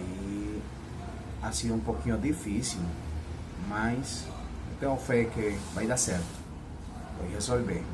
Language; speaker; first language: Portuguese; non-native, fluent; Spanish